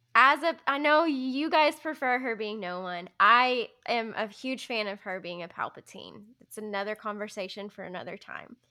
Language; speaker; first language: English; native; English